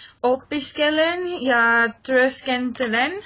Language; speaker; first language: Finnish; non-native, learner; English